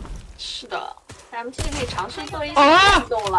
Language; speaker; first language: Chinese; native; Chinese